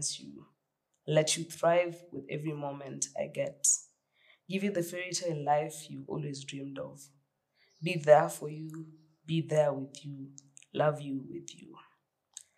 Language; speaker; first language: English; non-native, local second language; Swahili